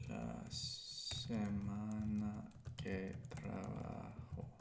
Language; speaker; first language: Spanish; non-native, learner; English